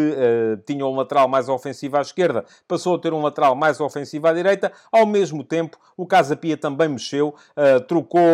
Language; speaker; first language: Portuguese; native; Portuguese